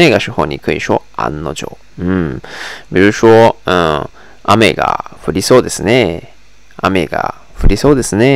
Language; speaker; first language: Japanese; non-native, fluent; Chinese